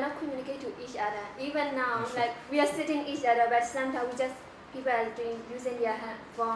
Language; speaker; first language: English; non-native, learner; Burmese